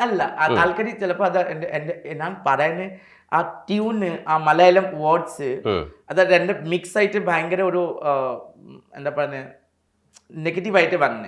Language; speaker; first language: Malayalam; non-native, learner; Assamese